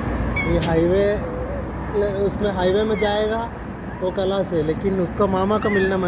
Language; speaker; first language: Hindi; non-native, local second language; Malayalam